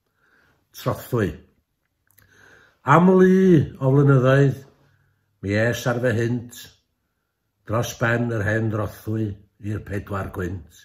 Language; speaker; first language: Welsh; native; Welsh